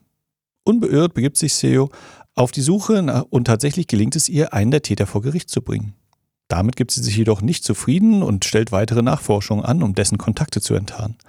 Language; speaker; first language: German; native; German